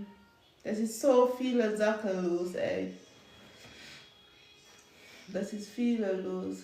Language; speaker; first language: German; non-native, learner; English